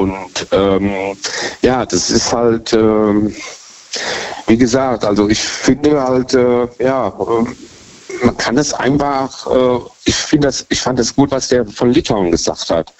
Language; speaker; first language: German; native; German